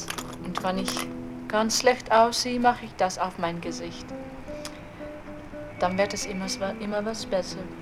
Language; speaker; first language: German; non-native, learner; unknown